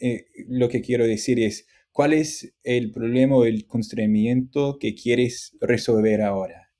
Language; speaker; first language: Spanish; non-native, fluent; English